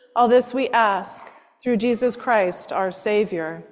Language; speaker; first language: English; native; English